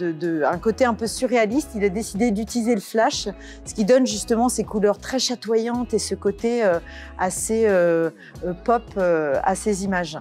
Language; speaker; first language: French; native; French